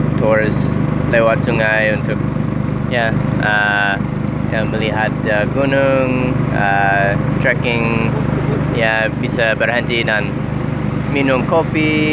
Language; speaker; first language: Indonesian; non-native, learner; English